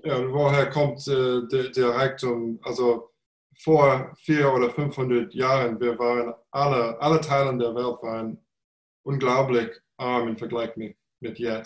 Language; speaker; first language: German; non-native, fluent; English